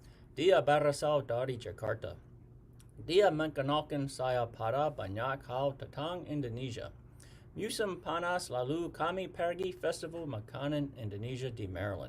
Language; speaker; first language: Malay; non-native, learner; English